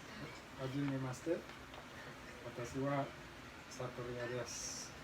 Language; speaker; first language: Japanese; non-native, learner; Indonesian